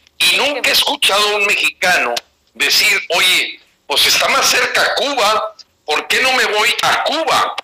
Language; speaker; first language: Spanish; native; Spanish